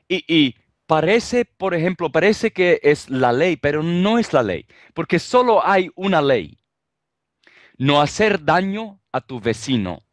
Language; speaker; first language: Spanish; non-native, fluent; Italian